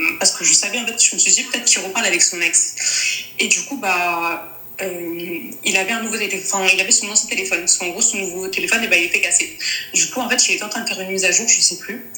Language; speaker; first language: French; native; French